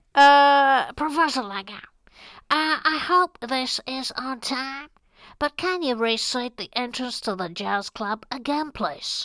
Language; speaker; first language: English; native; English